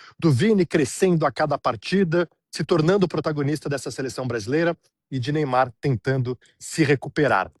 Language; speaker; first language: Portuguese; native; Portuguese